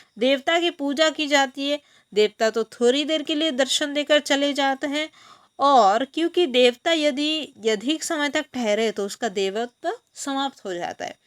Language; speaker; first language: Hindi; non-native, local second language; Bangla